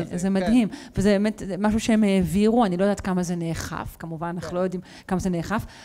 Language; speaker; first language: Hebrew; native; Hebrew